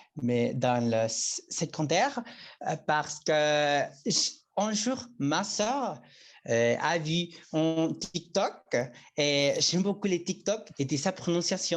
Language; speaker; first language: French; non-native, learner; Spanish